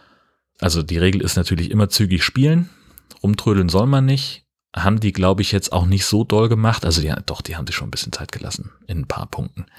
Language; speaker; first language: German; native; German